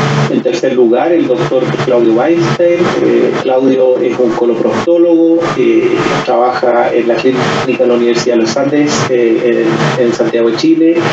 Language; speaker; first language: Spanish; native; Spanish